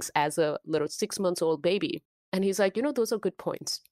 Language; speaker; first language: English; non-native, local second language; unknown